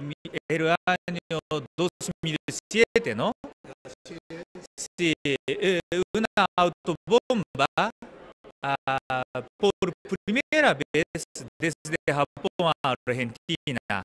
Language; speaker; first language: Spanish; non-native, learner; Japanese